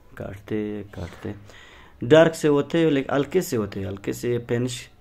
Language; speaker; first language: Urdu; non-native, local second language; Pashto